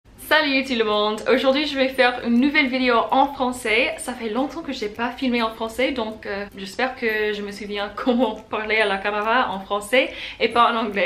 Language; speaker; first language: French; non-native, fluent; English